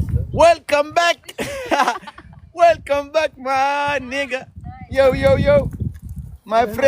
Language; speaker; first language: English; non-native, learner; Arabic